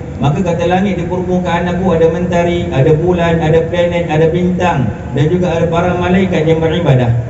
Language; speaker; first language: Malay; native; Malay